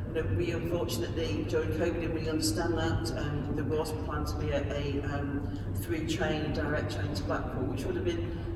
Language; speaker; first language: English; native; English